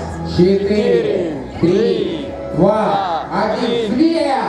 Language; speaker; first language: Russian; native; Russian